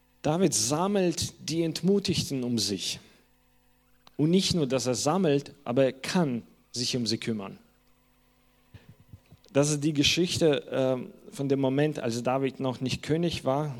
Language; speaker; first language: German; non-native, fluent; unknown